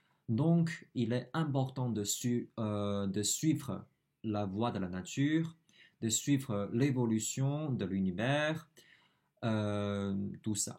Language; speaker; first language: French; non-native, fluent; Chinese